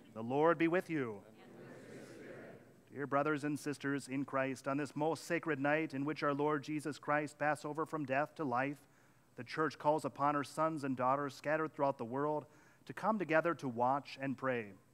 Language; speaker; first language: English; native; English